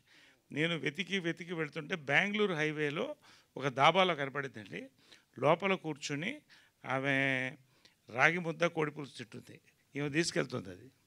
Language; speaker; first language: Telugu; native; Telugu